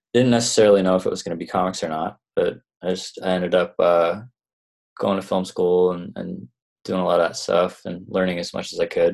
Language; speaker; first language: English; native; English